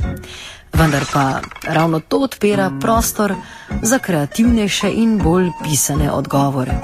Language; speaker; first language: Slovenian; native; Slovenian